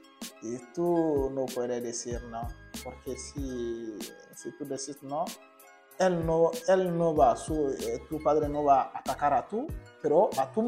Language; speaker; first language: Spanish; non-native, learner; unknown